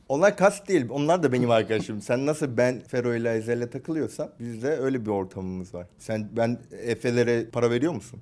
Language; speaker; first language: Turkish; non-native, fluent; Korean